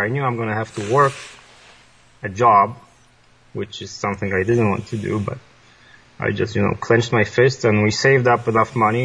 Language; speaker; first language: English; non-native, fluent; Polish